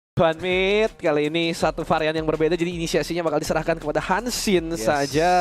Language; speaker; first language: Indonesian; native; Indonesian